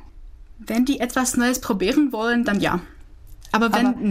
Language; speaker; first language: German; non-native, fluent; Czech